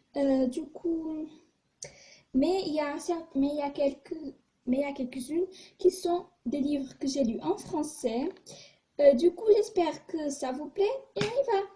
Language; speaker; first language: French; non-native, fluent; Portuguese